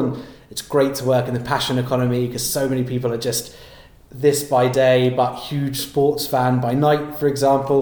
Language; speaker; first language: English; native; English